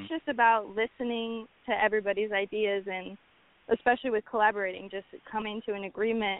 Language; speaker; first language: English; native; English